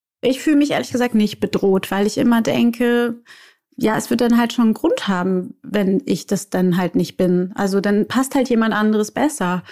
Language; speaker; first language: German; native; German